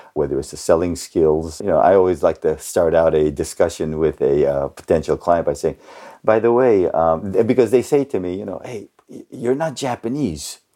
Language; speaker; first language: English; early bilingual, other home language; Japanese